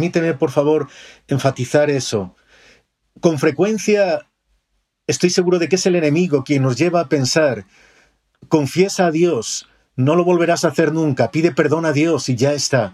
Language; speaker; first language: Spanish; native; Spanish